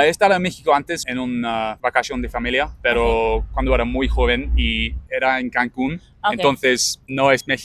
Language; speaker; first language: Spanish; non-native, learner; English